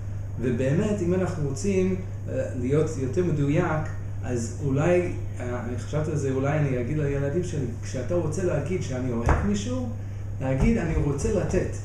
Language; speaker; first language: Hebrew; non-native, fluent; English